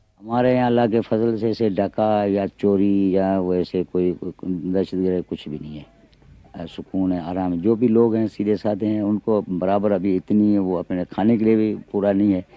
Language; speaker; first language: Urdu; non-native, local second language; Sindhi